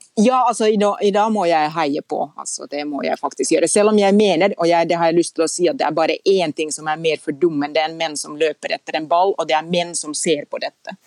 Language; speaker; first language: Norwegian; non-native, fluent; Finnish